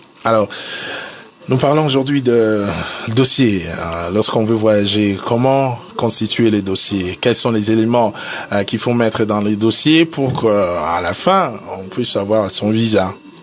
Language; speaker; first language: French; non-native, local second language; Lingala